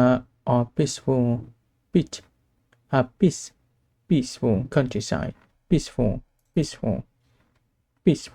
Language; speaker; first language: English; non-native, learner; Vietnamese